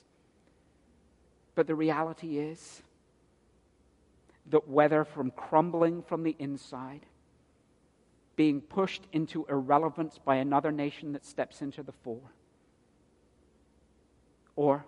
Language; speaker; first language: English; native; English